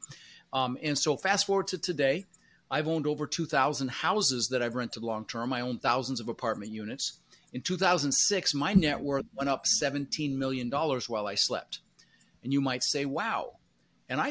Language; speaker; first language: English; early bilingual, other home language; Dutch